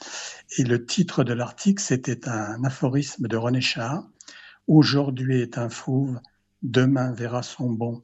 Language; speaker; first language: French; native; French